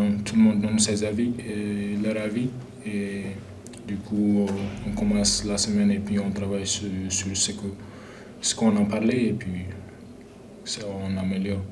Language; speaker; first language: French; non-native, fluent; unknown